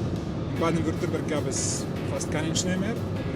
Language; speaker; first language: German; non-native, learner; Serbian